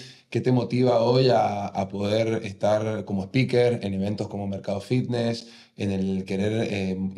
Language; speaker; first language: Spanish; native; Spanish